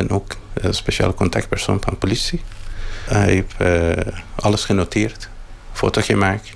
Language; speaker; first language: Dutch; non-native, learner; Arabic